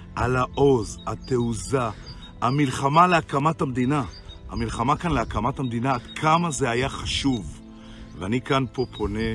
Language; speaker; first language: Hebrew; native; Hebrew